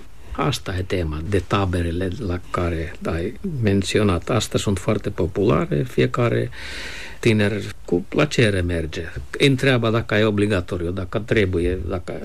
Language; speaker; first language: Romanian; non-native, fluent; Finnish